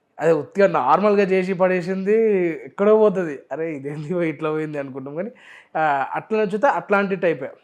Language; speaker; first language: Telugu; non-native, local second language; Urdu